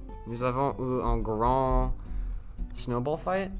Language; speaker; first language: French; non-native, learner; English